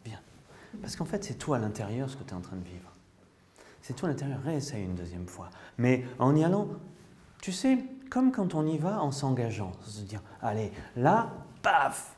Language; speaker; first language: French; native; French